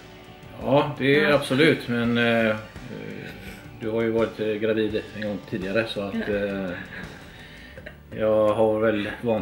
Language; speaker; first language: Swedish; native; Swedish